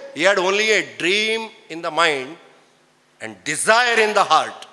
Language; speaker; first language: English; non-native, local second language; Kannada